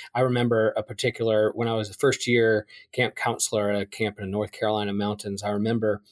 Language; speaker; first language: English; native; English